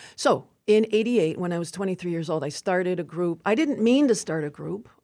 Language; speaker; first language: English; early bilingual, other home language; French